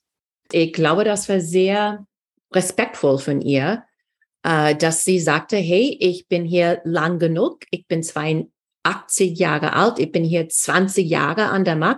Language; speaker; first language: German; non-native, fluent; English